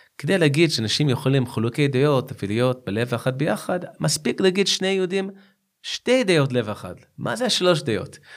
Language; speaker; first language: Hebrew; non-native, fluent; English